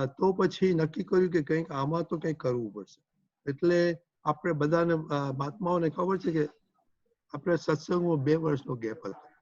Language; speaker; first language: Gujarati; early bilingual, heritage; Gujarati